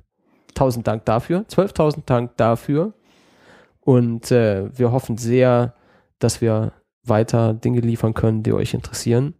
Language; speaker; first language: German; native; German